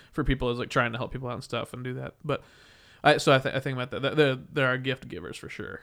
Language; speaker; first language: English; native; English